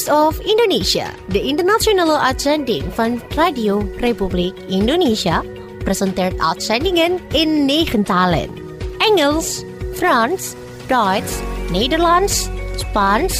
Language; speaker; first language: Dutch; non-native, fluent; Indonesian